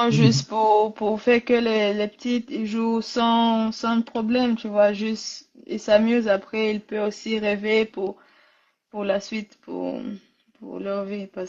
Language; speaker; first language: French; non-native, learner; Rundi